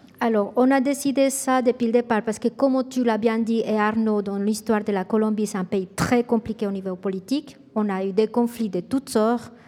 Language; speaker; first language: French; non-native, fluent; Spanish